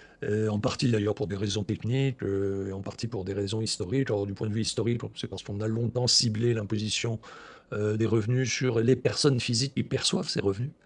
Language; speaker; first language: French; native; French